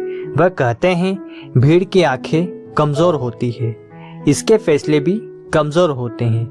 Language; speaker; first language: Hindi; native; Hindi